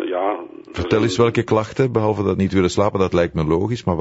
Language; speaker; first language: Dutch; native; Dutch